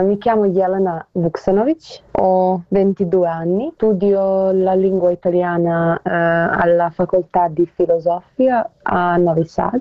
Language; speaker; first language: Italian; non-native, learner; Serbian